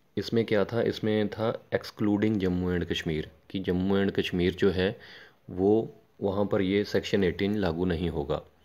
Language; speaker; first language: Hindi; non-native, local second language; Punjabi